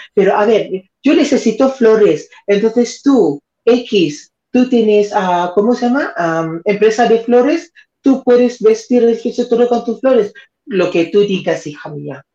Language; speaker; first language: Spanish; non-native, fluent; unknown